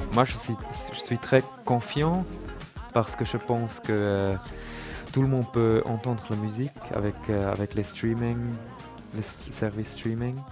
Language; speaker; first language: French; non-native, learner; German